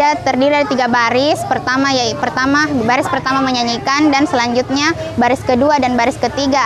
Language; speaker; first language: Indonesian; native; Indonesian